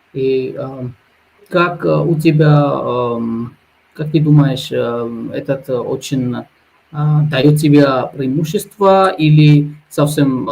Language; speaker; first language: Russian; non-native, learner; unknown